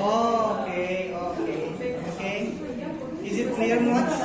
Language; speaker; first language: English; non-native, local second language; Indonesian